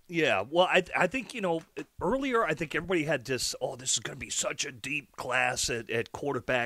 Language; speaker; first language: English; native; English